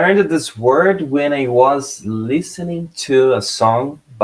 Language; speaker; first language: English; non-native, learner; Portuguese